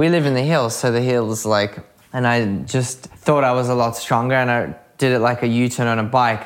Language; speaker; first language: English; early bilingual, other home language; Russian